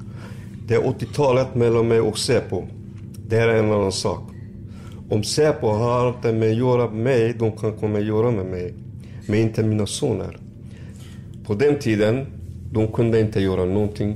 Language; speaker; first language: Swedish; non-native, learner; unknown